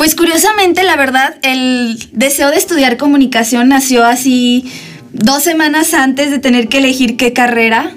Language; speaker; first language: Spanish; native; Spanish